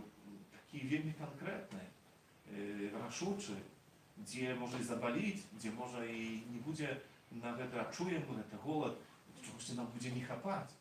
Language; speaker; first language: Polish; non-native, learner; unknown